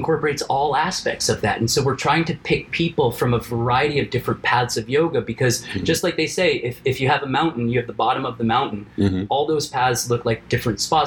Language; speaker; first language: English; native; English